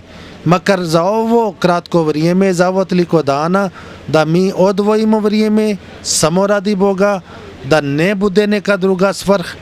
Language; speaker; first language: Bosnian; non-native, learner; Urdu